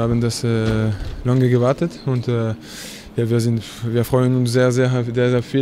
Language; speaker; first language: German; non-native, fluent; French